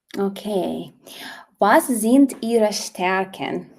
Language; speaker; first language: German; non-native, learner; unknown